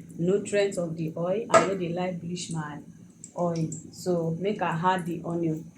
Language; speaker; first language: Nigerian Pidgin; non-native, local second language; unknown